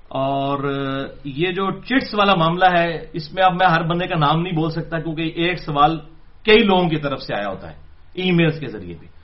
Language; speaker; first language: Urdu; non-native, local second language; Punjabi